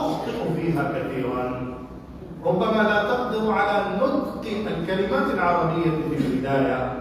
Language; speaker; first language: Arabic; non-native, fluent; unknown